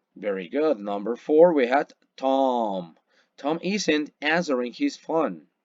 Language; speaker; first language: English; non-native, fluent; Spanish